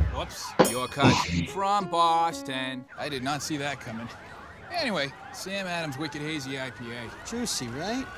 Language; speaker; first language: Spanish; native; Spanish